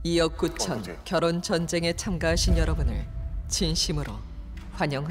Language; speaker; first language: Korean; native; Korean